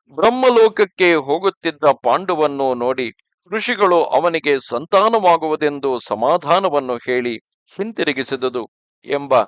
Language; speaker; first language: Kannada; native; Kannada